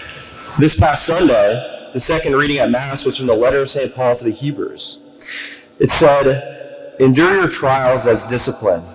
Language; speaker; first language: English; native; English